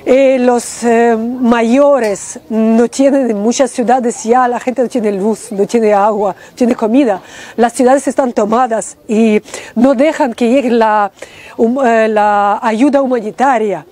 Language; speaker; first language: Spanish; non-native, fluent; Ukrainian